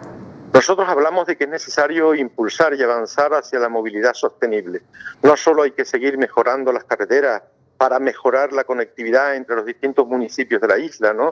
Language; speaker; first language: Spanish; native; Spanish